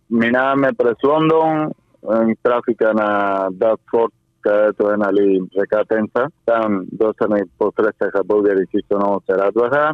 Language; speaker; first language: Bulgarian; non-native, fluent; Spanish